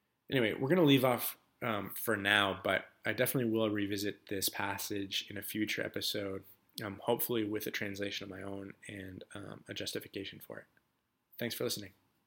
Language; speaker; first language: English; native; English